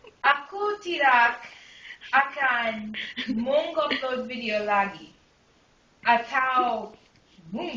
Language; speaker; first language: Indonesian; non-native, learner; English